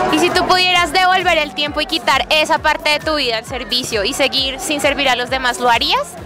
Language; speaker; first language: Spanish; native; Spanish